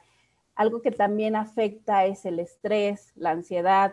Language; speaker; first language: Spanish; native; Spanish